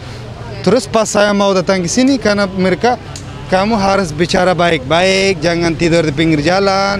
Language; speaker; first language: Indonesian; non-native, fluent; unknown